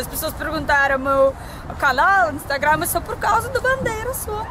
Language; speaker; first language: Portuguese; non-native, learner; Russian